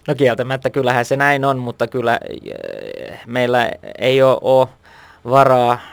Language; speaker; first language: Finnish; non-native, local second language; Swedish